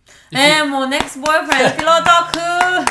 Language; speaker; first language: English; non-native, learner; Japanese